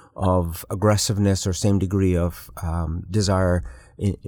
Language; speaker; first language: English; early bilingual, other home language; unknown